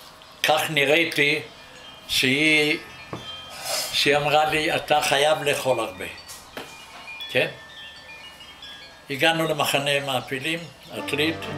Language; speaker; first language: Hebrew; non-native, fluent; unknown